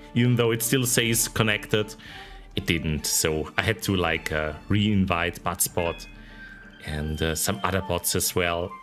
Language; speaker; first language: English; non-native, fluent; German